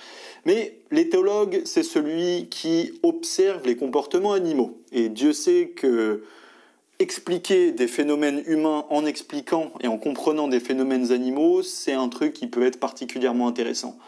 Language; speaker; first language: French; native; French